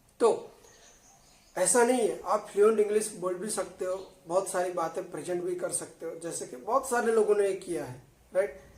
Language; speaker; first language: Hindi; non-native, local second language; Gujarati